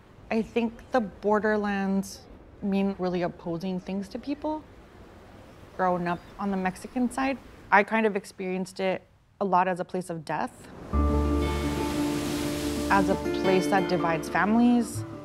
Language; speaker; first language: English; early bilingual, other home language; Spanish